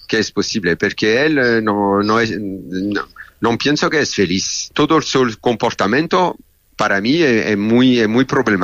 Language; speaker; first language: Spanish; non-native, learner; French